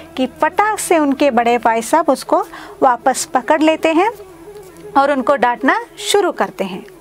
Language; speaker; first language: Hindi; non-native, local second language; Kannada